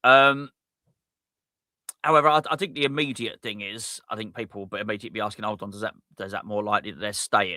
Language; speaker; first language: English; native; English